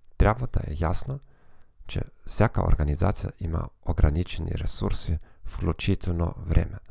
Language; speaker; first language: Bulgarian; non-native, fluent; German